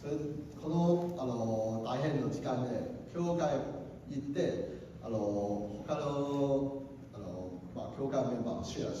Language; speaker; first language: Japanese; non-native, learner; Cantonese